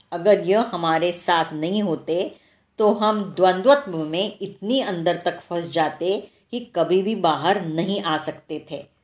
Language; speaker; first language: Hindi; non-native, local second language; Marathi